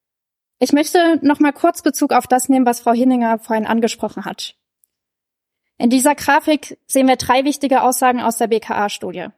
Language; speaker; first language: German; native; German